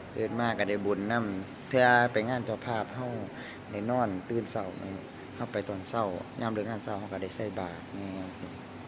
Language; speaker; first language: Thai; native; Thai